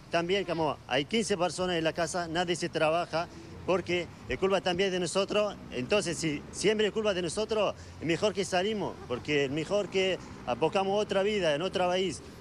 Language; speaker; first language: Spanish; non-native, learner; Arabic